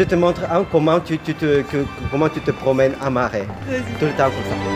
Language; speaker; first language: French; non-native, fluent; Russian